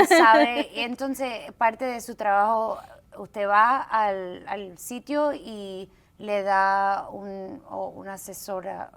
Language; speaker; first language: Spanish; early bilingual, heritage; Spanish